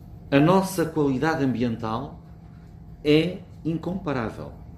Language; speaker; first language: Portuguese; native; Portuguese